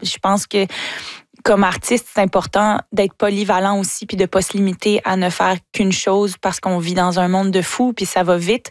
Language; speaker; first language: French; native; French